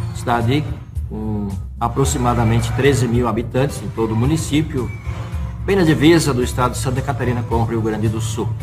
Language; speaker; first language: Portuguese; native; Portuguese